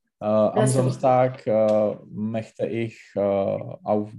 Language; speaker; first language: German; non-native, learner; Czech